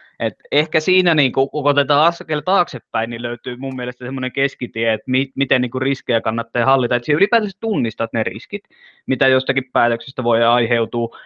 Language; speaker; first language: Finnish; native; Finnish